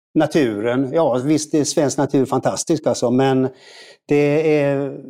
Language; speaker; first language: Swedish; native; Swedish